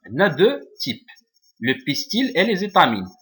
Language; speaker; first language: French; non-native, local second language; Arabic